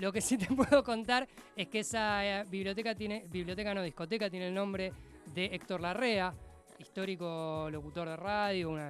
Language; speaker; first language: Spanish; native; Spanish